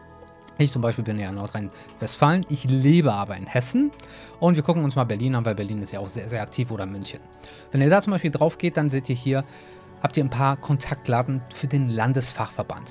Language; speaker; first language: German; native; German